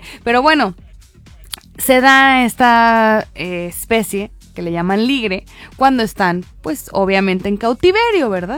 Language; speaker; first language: Spanish; native; Spanish